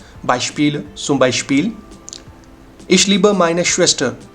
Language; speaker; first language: German; non-native, fluent; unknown